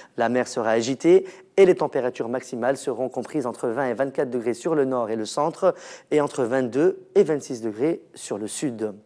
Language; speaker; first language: French; non-native, local second language; Arabic